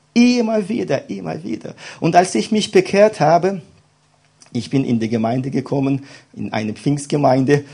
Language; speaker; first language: German; non-native, fluent; Russian